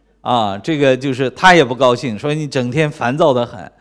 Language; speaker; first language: Chinese; native; Chinese